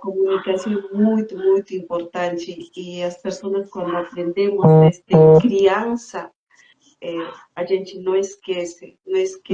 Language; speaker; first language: Portuguese; non-native, fluent; Spanish